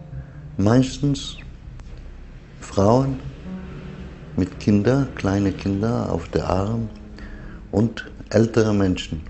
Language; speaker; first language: German; non-native, fluent; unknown